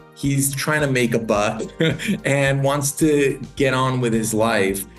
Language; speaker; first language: English; native; English